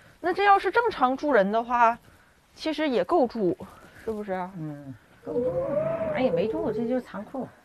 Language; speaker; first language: Chinese; native; Chinese